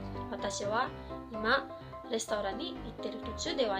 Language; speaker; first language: Japanese; non-native, fluent; Cebuano